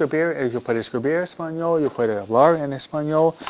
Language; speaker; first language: Spanish; non-native, fluent; English